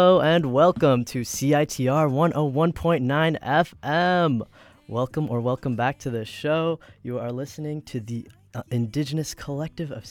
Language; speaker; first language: English; native; English